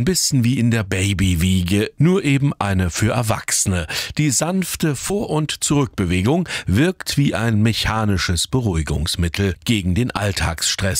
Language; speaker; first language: German; native; German